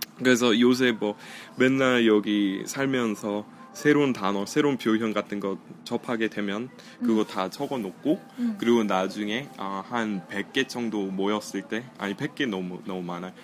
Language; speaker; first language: Korean; non-native, fluent; English